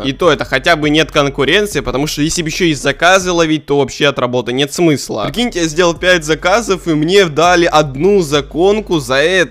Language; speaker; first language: Russian; native; Russian